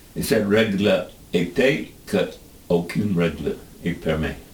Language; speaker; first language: French; non-native, learner; English